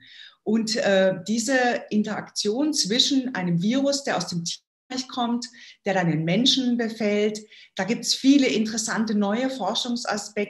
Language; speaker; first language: German; native; German